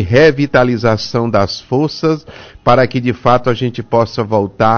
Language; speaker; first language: Portuguese; native; Portuguese